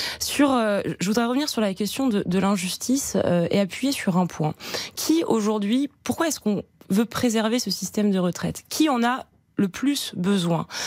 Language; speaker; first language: French; native; French